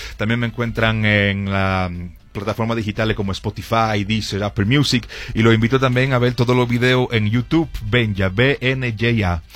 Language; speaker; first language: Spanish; early bilingual, heritage; Spanish